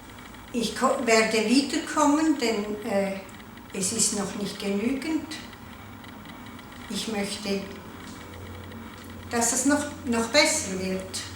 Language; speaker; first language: German; non-native, local second language; Italian